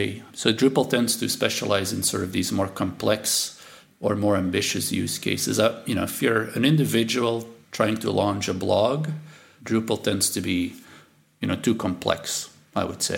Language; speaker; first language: English; non-native, fluent; Dutch